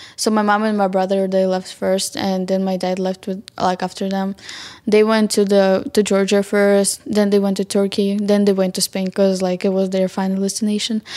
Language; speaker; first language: English; non-native, fluent; Ukrainian